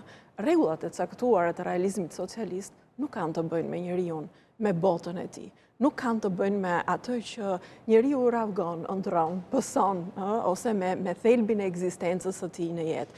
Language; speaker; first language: Albanian; native; Albanian